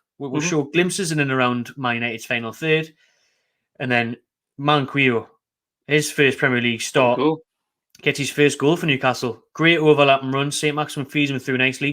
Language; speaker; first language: English; native; English